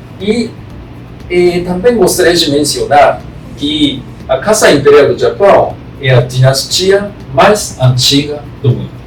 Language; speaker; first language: Portuguese; non-native, fluent; Japanese